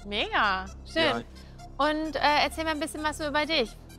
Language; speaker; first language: German; native; German